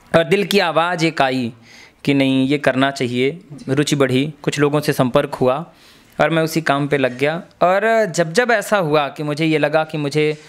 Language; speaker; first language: Hindi; native; Hindi